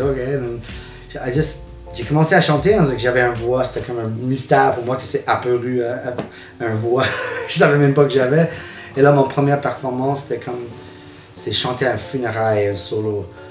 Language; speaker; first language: French; early bilingual, heritage; French